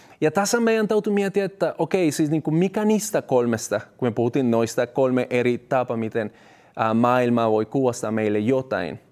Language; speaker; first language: Finnish; non-native, fluent; Spanish